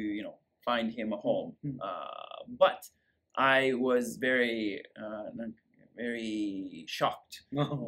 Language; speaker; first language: English; native; English